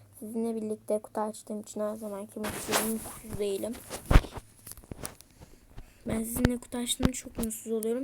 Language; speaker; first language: Turkish; native; Turkish